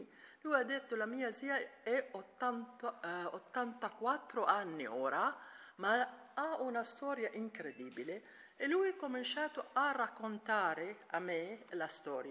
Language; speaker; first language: Italian; non-native, learner; Arabic